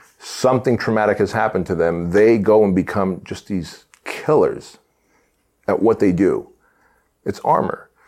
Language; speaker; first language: English; early bilingual, other home language; Armenian